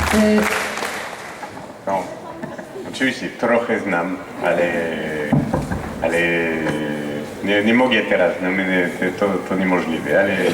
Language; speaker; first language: Polish; non-native, learner; French